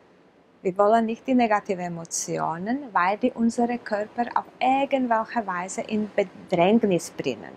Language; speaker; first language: German; non-native, fluent; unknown